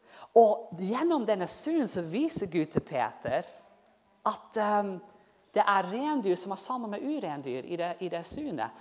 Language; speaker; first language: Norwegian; non-native, fluent; English